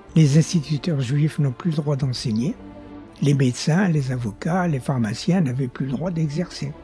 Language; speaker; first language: French; native; French